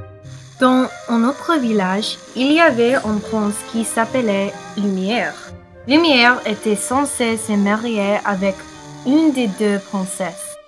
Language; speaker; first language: French; non-native, learner; English